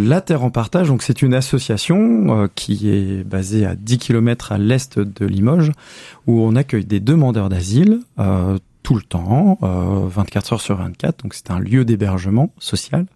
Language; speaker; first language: French; native; French